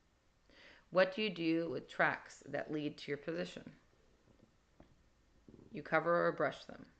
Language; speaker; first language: English; native; English